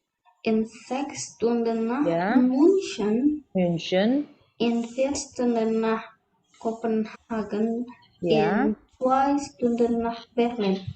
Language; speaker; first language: German; non-native, learner; Indonesian